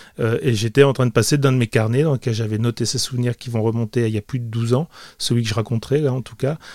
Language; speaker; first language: French; native; French